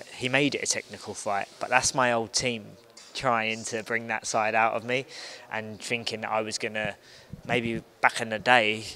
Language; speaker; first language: English; native; English